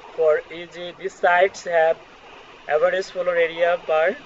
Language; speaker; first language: English; non-native, local second language; Bangla